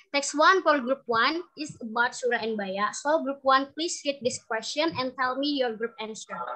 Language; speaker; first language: English; non-native, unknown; Indonesian